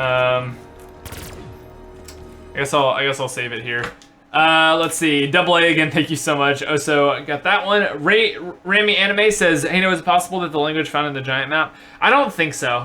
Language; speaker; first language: English; native; English